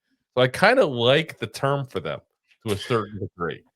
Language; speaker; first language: English; native; English